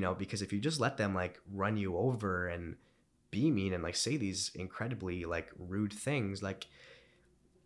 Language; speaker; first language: English; early bilingual, other home language; Romanian